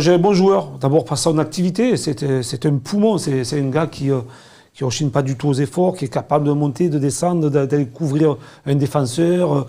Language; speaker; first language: French; native; French